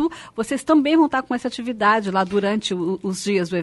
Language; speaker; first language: Portuguese; native; Portuguese